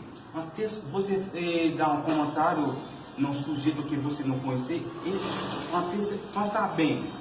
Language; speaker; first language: Portuguese; non-native, learner; Haitian Creole